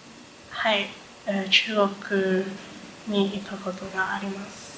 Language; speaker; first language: Japanese; non-native, learner; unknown